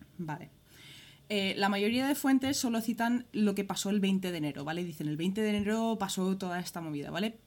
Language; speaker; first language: Spanish; early bilingual, other home language; English